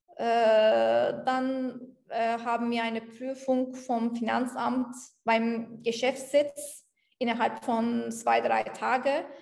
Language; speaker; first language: German; non-native, fluent; Turkish